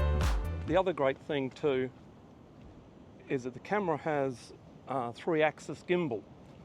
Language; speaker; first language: English; native; English